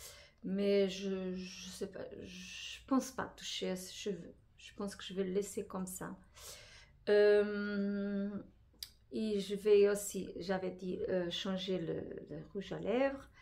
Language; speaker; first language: French; non-native, fluent; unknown